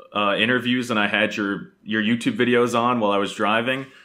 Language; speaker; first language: English; native; English